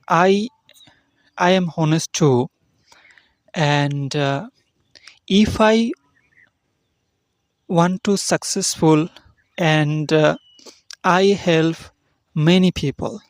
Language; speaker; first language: English; non-native, learner; Bangla